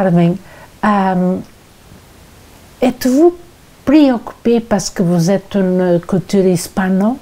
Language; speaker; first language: French; non-native, learner; Portuguese